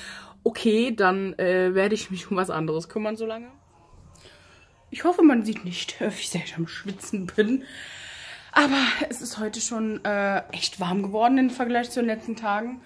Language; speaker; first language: German; native; German